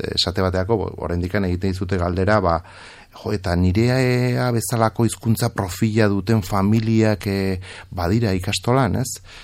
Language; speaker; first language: Basque; non-native, local second language; Spanish